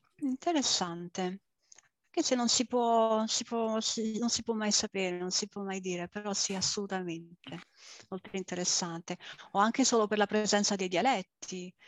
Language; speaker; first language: Italian; early bilingual, other home language; English